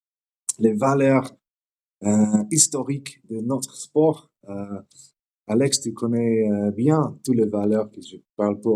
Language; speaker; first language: French; non-native, learner; English